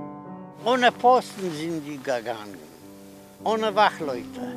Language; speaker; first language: German; non-native, learner; Polish